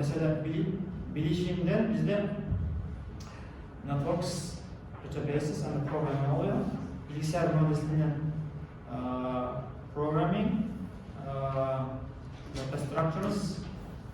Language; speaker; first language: Turkish; non-native, learner; Kazakh